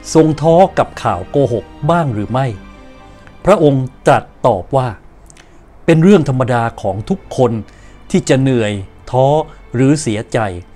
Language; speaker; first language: Thai; native; Thai